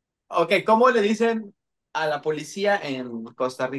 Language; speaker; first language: Spanish; native; Spanish